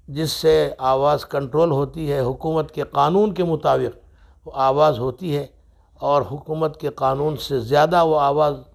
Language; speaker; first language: Hindi; non-native, local second language; Urdu